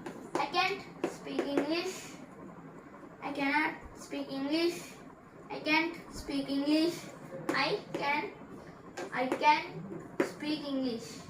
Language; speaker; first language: English; non-native, local second language; Telugu